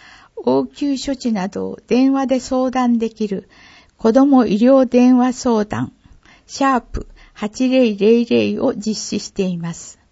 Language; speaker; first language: Japanese; native; Japanese